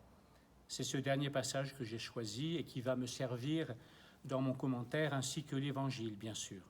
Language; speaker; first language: French; native; French